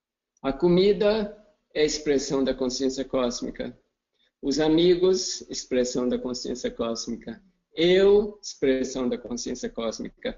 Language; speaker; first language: Portuguese; non-native, fluent; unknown